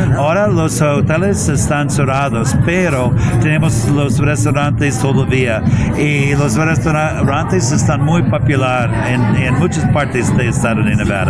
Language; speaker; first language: Spanish; non-native, learner; English